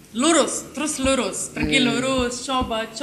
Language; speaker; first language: Indonesian; non-native, learner; Lithuanian